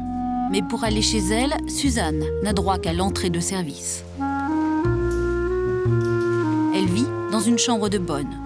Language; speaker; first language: French; native; French